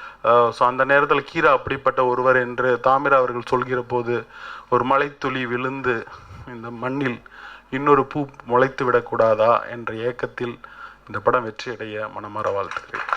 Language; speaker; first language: Tamil; native; Tamil